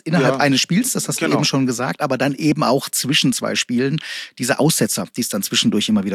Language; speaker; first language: German; native; German